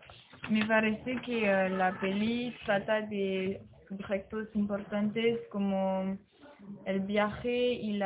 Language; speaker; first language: Spanish; non-native, learner; French